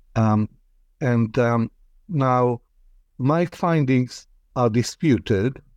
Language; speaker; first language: English; non-native, fluent; Arabic